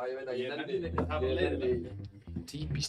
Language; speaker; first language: Icelandic; native; Icelandic